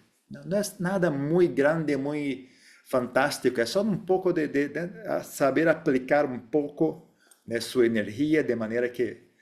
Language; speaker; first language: Spanish; non-native, fluent; Portuguese